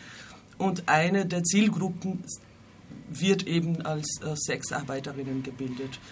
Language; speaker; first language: German; non-native, fluent; Portuguese